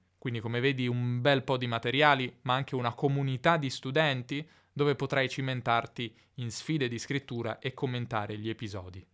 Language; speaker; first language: Italian; native; Italian